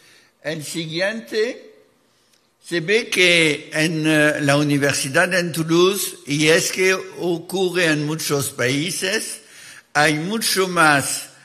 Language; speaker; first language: Spanish; non-native, fluent; French